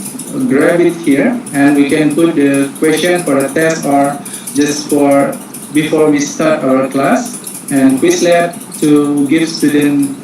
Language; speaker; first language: English; non-native, fluent; Indonesian